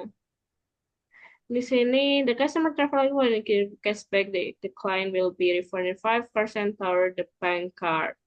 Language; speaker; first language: English; non-native, fluent; Indonesian